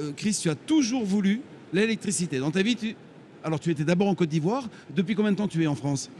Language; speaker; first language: French; native; French